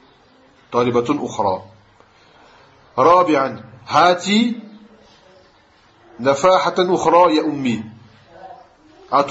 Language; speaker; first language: Arabic; non-native, fluent; French